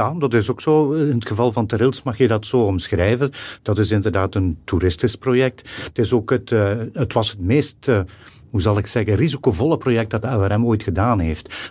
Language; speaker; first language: Dutch; native; Dutch